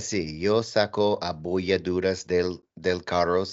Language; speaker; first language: Spanish; non-native, learner; English